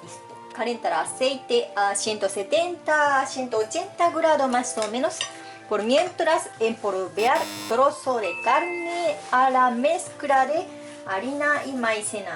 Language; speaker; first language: Spanish; non-native, fluent; Japanese